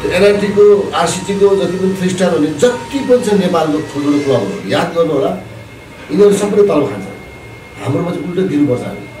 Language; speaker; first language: Nepali; non-native, local second language; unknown